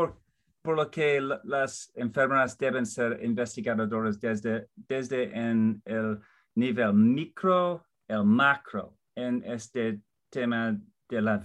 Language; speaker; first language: Spanish; non-native, learner; English